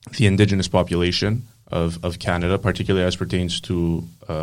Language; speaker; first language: English; non-native, fluent; Greek